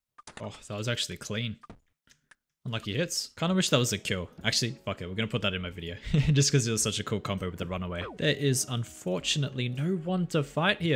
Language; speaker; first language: English; native; English